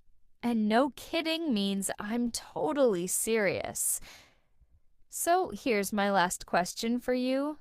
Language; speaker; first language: English; non-native, fluent; Spanish